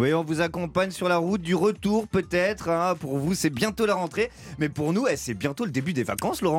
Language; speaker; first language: French; native; French